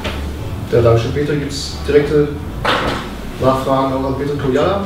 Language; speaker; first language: German; native; German